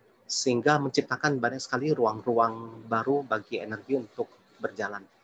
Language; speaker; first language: Indonesian; early bilingual, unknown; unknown